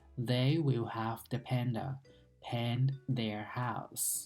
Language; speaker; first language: English; non-native, fluent; Thai